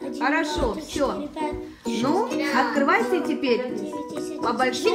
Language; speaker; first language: Russian; native; Russian